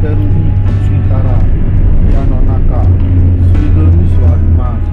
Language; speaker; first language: Japanese; non-native, learner; Indonesian